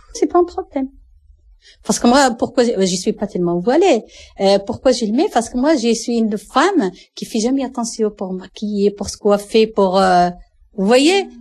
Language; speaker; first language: French; non-native, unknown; Arabic